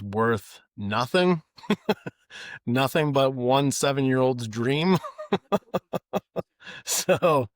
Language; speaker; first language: English; native; English